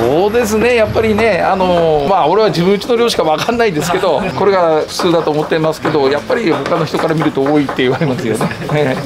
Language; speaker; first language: Japanese; native; Japanese